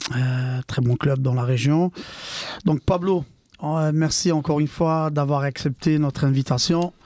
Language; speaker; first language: French; non-native, local second language; Arabic